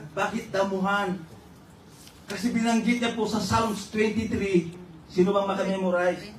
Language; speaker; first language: Filipino; non-native, local second language; Iloko